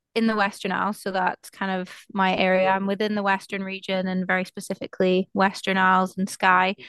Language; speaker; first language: English; native; English